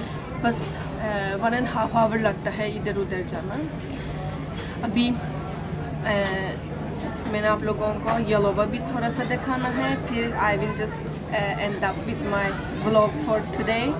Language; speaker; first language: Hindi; non-native, learner; Turkish